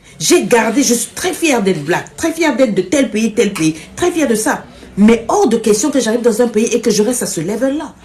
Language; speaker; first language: French; non-native, local second language; Lingala